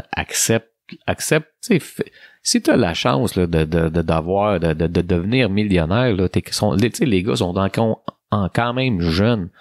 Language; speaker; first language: French; native; French